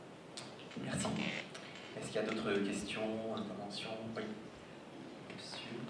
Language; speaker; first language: French; native; French